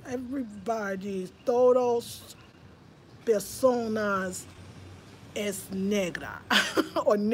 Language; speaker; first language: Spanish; non-native, learner; English